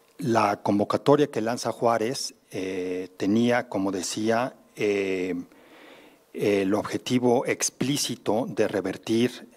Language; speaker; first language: Spanish; native; Spanish